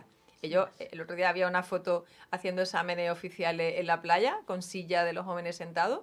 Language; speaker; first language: Spanish; native; Spanish